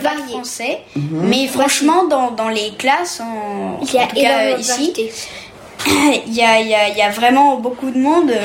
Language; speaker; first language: French; early bilingual, heritage; French